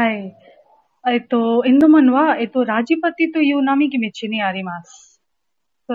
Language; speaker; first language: Japanese; non-native, learner; Hindi